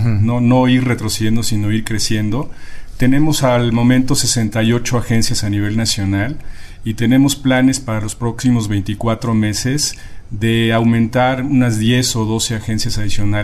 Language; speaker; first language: Spanish; native; Spanish